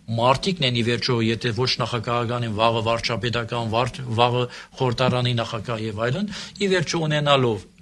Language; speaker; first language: Armenian; early bilingual, heritage; Armenian